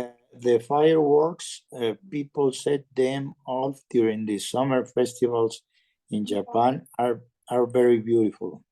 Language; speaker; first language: English; non-native, learner; Spanish